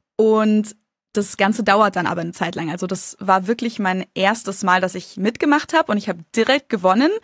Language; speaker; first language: German; native; German